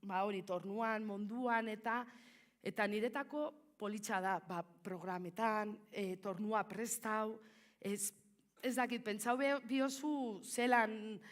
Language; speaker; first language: Basque; non-native, local second language; Spanish